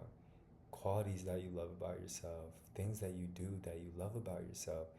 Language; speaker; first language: English; native; English